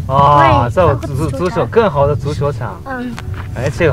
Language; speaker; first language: Chinese; non-native, fluent; Japanese